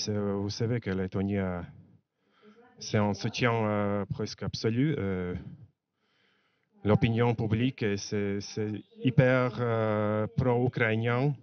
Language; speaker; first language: French; non-native, fluent; Latvian